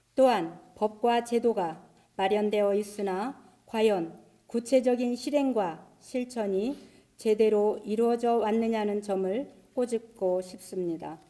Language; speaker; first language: Korean; native; Korean